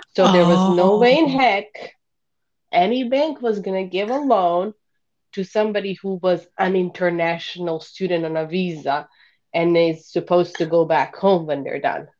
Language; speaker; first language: English; non-native, fluent; Bosnian